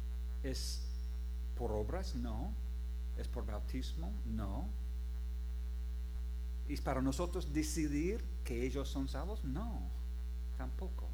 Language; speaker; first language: Spanish; non-native, fluent; English